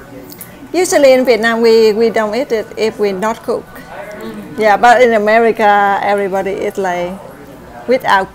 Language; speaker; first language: English; non-native, learner; Vietnamese